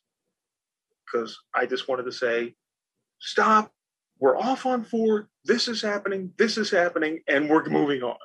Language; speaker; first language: English; native; English